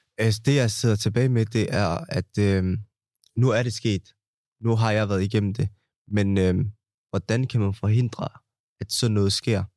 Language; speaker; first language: Danish; early bilingual, other home language; Somali